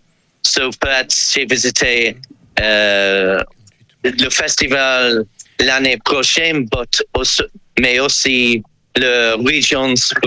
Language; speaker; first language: French; non-native, learner; English